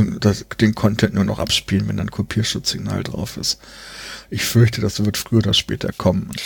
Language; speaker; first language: German; native; German